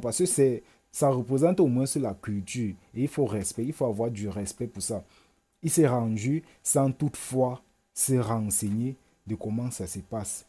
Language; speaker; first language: French; native; French